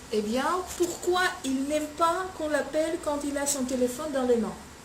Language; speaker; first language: French; non-native, fluent; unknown